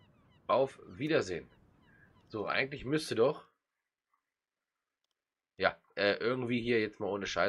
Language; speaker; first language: German; native; German